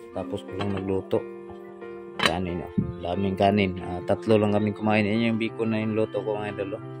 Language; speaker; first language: Filipino; non-native, local second language; Cebuano